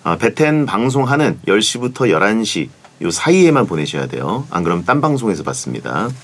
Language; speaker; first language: Korean; native; Korean